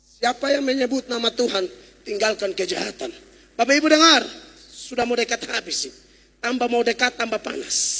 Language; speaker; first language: Indonesian; native; Indonesian